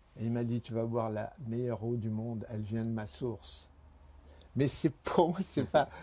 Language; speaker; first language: French; early bilingual, other home language; Spanish